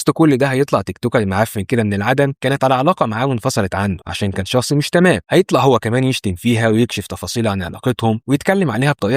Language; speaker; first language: Arabic; native; Arabic